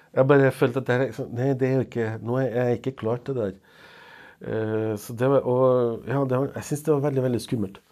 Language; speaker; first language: Norwegian; non-native, fluent; Serbian